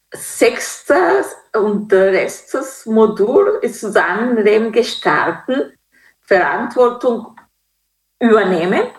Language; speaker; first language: German; non-native, fluent; Kinyarwanda